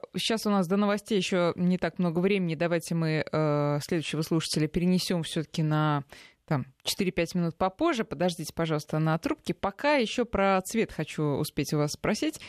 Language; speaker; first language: Russian; native; Russian